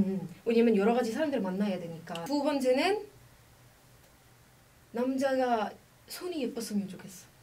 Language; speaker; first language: Korean; non-native, fluent; Arabic